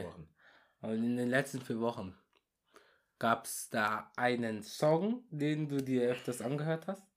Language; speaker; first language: German; early bilingual, other home language; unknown